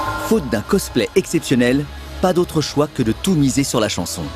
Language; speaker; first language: French; native; French